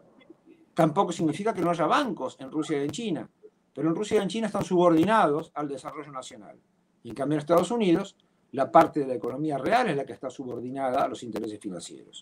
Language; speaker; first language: Spanish; native; Spanish